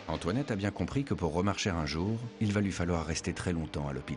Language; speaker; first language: French; native; French